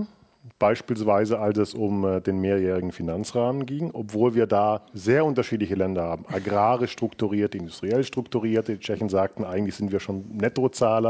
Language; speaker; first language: German; native; German